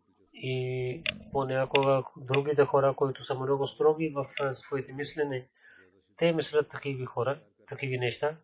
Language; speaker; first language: Bulgarian; non-native, learner; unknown